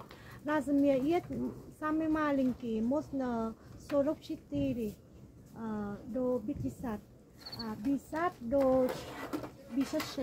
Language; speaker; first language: Russian; non-native, learner; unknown